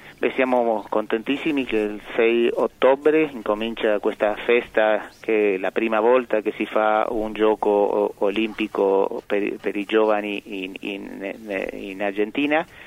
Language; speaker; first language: Italian; early bilingual, heritage; Italian